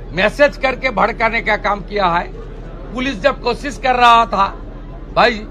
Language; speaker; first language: Hindi; non-native, local second language; Bangla